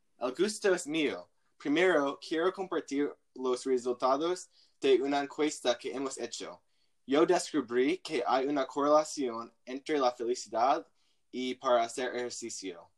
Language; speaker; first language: Spanish; non-native, learner; English